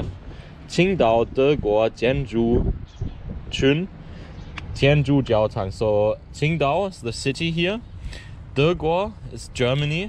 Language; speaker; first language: English; non-native, fluent; German